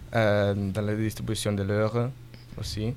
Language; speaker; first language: French; non-native, learner; Italian